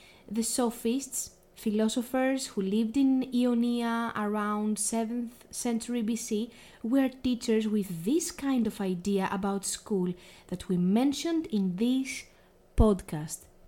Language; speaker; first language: English; non-native, fluent; Greek